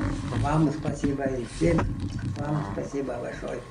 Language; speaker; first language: Russian; non-native, local second language; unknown